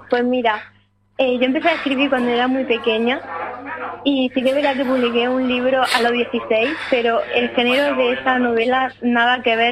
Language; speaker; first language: Spanish; native; Spanish